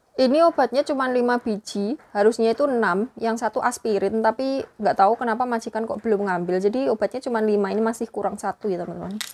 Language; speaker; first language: Indonesian; non-native, local second language; Javanese